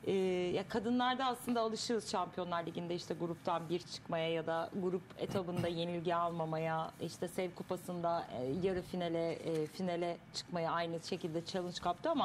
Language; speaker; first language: Turkish; native; Turkish